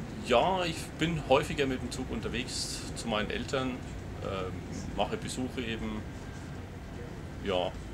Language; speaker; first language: German; native; German